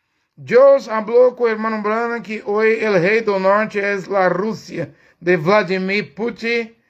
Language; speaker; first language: Spanish; non-native, learner; Portuguese